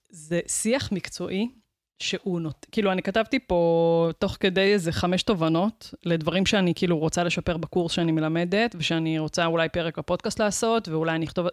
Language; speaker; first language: Hebrew; native; Hebrew